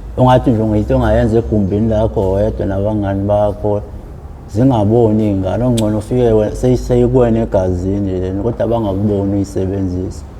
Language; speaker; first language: Zulu; native; Zulu